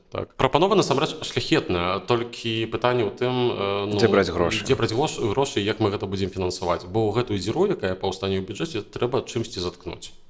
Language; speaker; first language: Belarusian; native; Belarusian